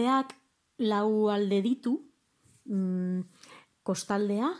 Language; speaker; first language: Basque; non-native, local second language; Spanish